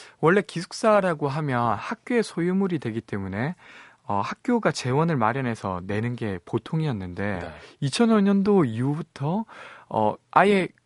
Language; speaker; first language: Korean; native; Korean